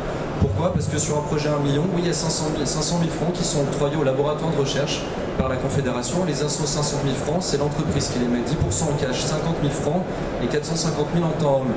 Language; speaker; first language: French; native; French